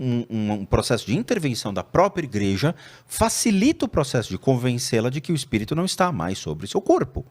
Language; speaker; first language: Portuguese; native; Portuguese